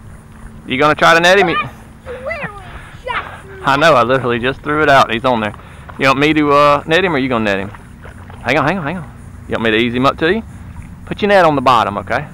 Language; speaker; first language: English; native; English